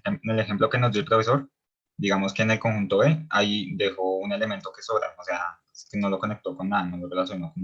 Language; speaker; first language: Spanish; native; Spanish